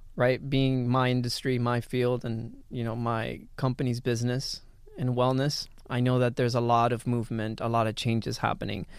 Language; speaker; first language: English; early bilingual, other home language; Spanish